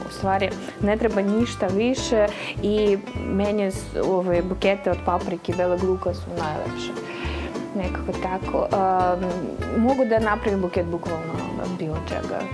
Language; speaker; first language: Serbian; non-native, fluent; Russian